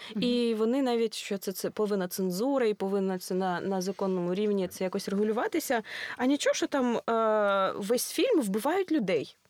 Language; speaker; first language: Ukrainian; non-native, local second language; Russian